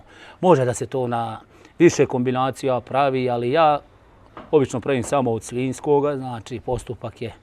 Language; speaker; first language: Bosnian; native; Bosnian